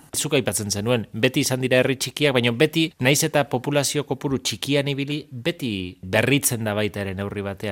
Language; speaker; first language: Basque; native; Basque